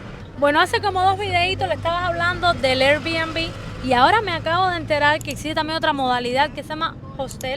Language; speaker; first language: Spanish; native; Spanish